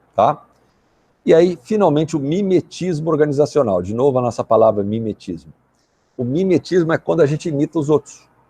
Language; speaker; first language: Portuguese; native; Portuguese